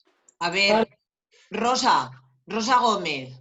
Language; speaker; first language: Spanish; native; Spanish